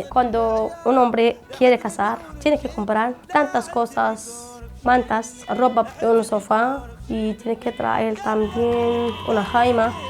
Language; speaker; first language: Spanish; non-native, learner; Arabic